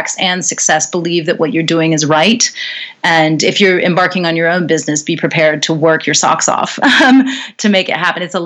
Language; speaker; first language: English; native; English